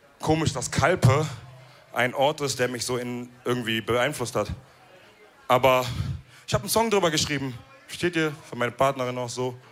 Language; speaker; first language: German; early bilingual, other home language; Wolof